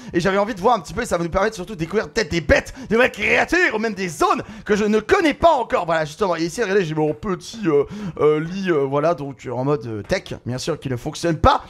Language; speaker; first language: French; native; French